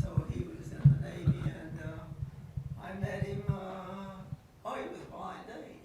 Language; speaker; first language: English; native; English